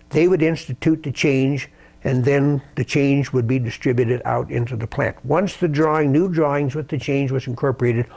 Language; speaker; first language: English; native; English